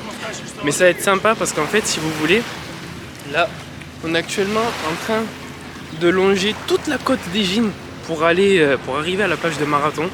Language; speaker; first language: French; native; French